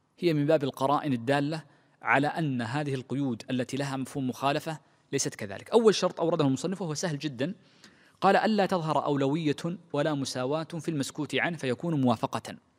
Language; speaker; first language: Arabic; native; Arabic